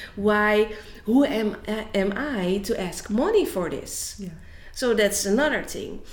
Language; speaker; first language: English; non-native, fluent; Dutch